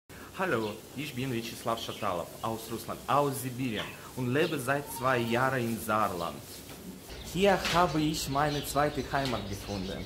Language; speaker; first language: German; non-native, fluent; Russian